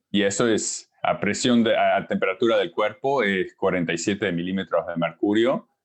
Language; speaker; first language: Spanish; early bilingual, heritage; Spanish